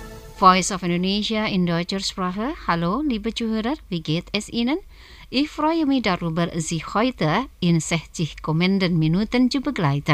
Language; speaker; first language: German; non-native, fluent; Indonesian